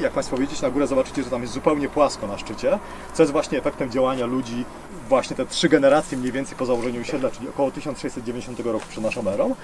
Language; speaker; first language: Polish; native; Polish